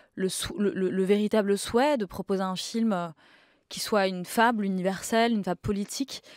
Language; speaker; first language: French; native; French